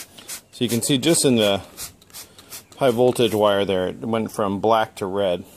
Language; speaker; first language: English; native; English